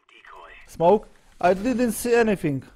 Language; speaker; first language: English; non-native, learner; Polish